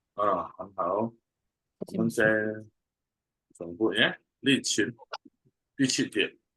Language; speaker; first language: Chinese; non-native, fluent; Indonesian